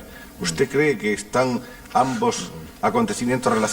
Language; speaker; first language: Spanish; native; Spanish